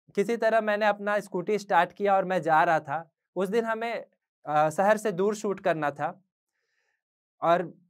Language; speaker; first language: Hindi; native; Hindi